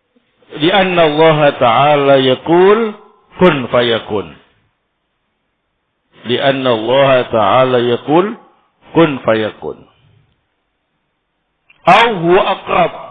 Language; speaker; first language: Arabic; non-native, fluent; Indonesian